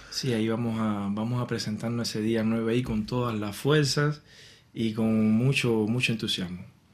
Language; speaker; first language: Spanish; native; Spanish